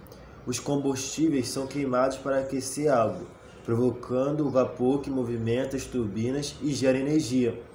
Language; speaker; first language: Portuguese; native; Portuguese